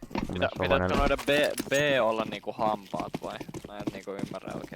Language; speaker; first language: Finnish; native; Finnish